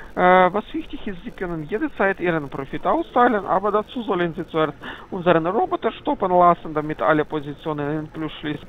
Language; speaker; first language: German; non-native, fluent; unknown